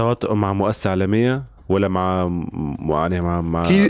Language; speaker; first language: Arabic; native; Arabic